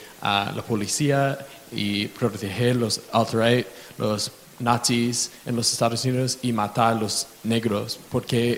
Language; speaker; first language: Spanish; non-native, learner; English